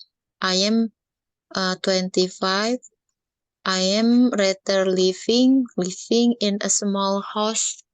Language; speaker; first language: English; non-native, learner; Indonesian